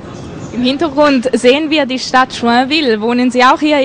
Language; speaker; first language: German; native; German